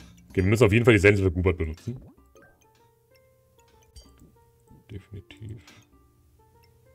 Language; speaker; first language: German; native; German